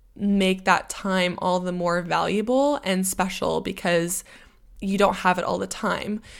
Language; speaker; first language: English; native; English